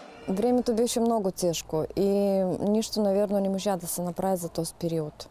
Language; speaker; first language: Bulgarian; early bilingual, heritage; Bulgarian